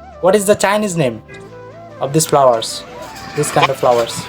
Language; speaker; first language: English; non-native, fluent; Bangla